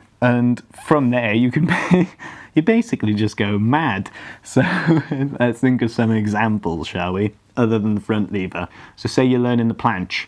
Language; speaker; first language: English; native; English